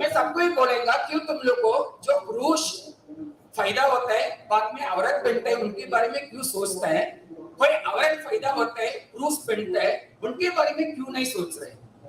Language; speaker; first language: Hindi; non-native, local second language; Tamil